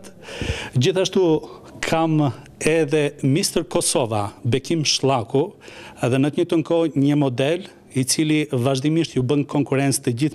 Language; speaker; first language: Albanian; native; Albanian